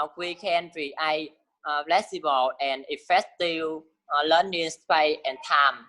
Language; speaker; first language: English; non-native, learner; Vietnamese